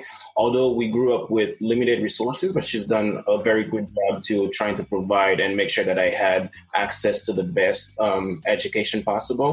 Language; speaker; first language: English; non-native, fluent; Haitian Creole